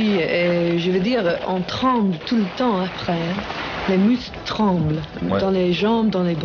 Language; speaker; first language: French; non-native, learner; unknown